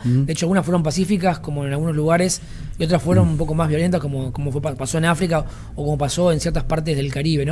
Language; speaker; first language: Spanish; native; Spanish